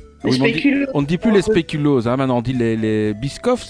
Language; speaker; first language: French; native; French